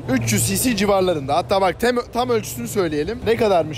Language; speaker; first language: Turkish; native; Turkish